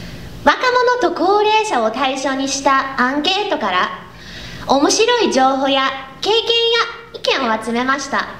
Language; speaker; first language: Japanese; non-native, learner; English